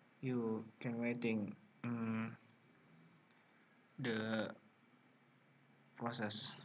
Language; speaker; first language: English; non-native, learner; Indonesian